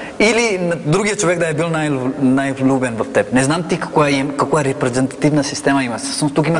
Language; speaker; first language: Bulgarian; non-native, fluent; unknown